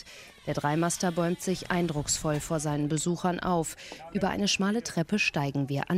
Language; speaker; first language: German; native; German